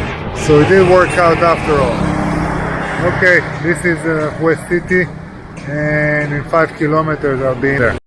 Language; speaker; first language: English; non-native, fluent; Hebrew